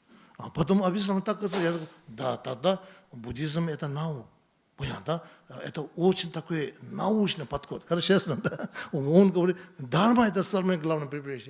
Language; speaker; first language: Russian; non-native, learner; Tibetan